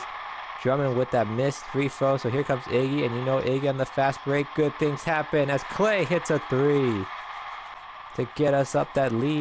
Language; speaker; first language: English; native; English